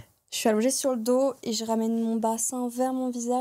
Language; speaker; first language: French; native; French